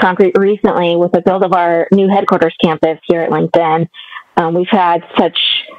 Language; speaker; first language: English; native; English